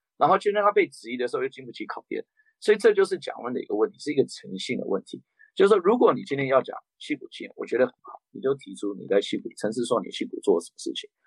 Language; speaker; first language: Chinese; early bilingual, heritage; Chinese